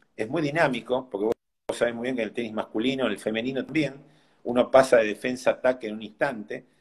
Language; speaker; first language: Spanish; native; Spanish